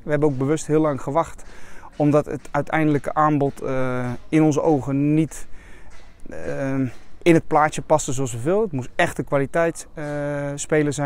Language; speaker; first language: Dutch; native; Dutch